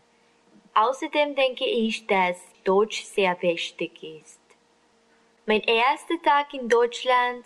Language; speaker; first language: German; non-native, learner; Spanish